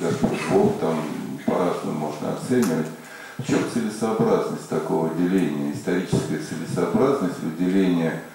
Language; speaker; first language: Russian; native; Russian